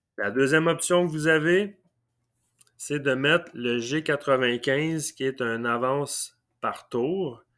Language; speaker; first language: French; native; French